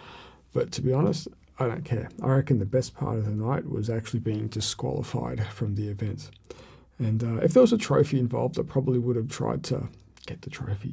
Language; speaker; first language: English; native; English